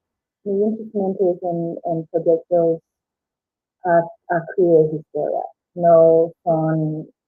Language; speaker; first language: Spanish; non-native, learner; English